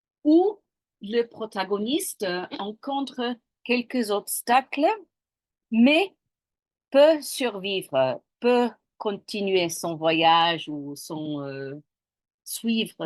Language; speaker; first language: French; non-native, fluent; English